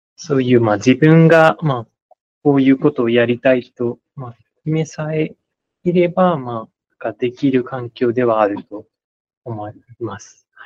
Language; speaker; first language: Japanese; non-native, fluent; Nepali